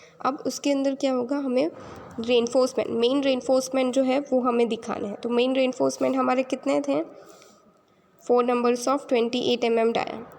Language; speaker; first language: Hindi; native; Hindi